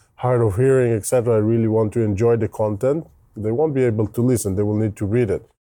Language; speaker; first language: English; non-native, fluent; Hebrew